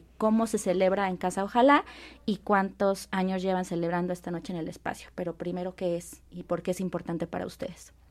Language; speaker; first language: Spanish; native; Spanish